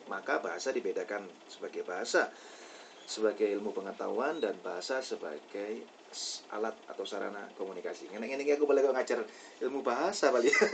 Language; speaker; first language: Indonesian; non-native, local second language; Javanese